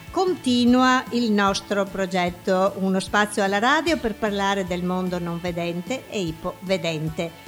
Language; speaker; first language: Italian; native; Italian